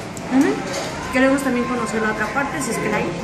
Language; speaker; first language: Spanish; native; Spanish